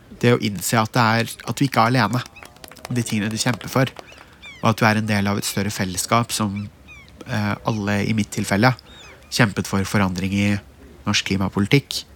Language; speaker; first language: Norwegian; early bilingual, other home language; Central Kurdish